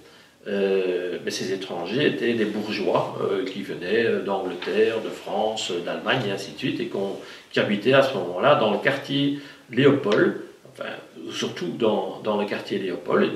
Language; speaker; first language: French; native; French